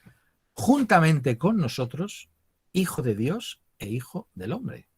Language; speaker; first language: Spanish; native; Spanish